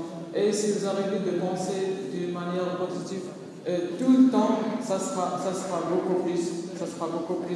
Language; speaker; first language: French; non-native, local second language; Arabic